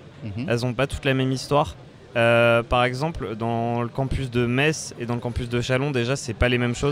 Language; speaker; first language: French; native; French